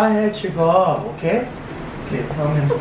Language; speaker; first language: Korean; non-native, learner; English